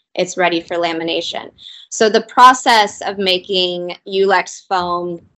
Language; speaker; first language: English; native; English